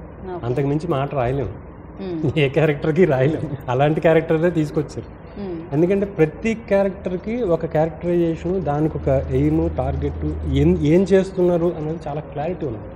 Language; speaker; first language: Telugu; native; Telugu